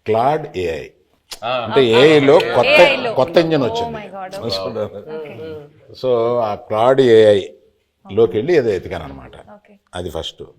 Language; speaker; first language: Telugu; native; Telugu